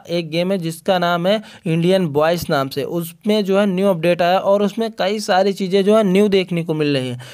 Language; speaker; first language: Hindi; native; Hindi